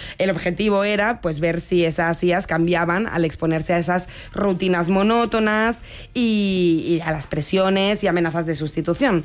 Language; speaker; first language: Spanish; native; Spanish